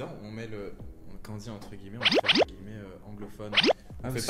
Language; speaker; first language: French; native; French